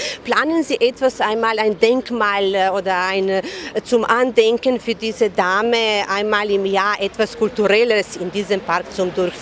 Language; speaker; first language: German; non-native, fluent; Serbian